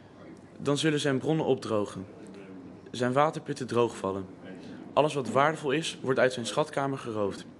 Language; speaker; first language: Dutch; native; Dutch